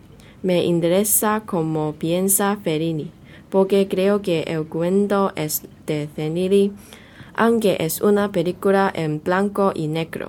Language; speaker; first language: Spanish; non-native, learner; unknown